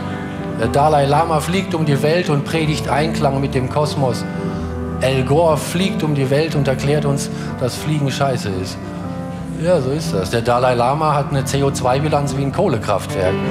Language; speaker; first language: German; native; German